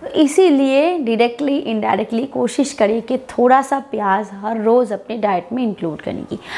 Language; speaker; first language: Hindi; non-native, local second language; Bangla